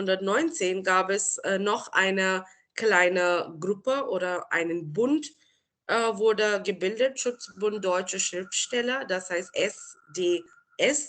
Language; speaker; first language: German; non-native, fluent; Marathi